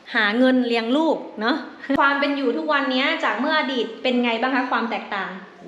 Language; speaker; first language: Thai; non-native, local second language; Khmer